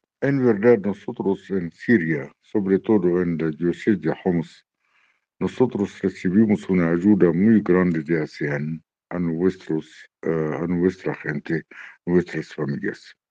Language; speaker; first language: Spanish; non-native, learner; Arabic